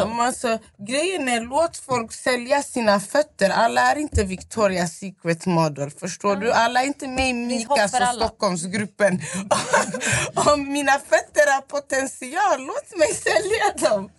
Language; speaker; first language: Swedish; non-native, local second language; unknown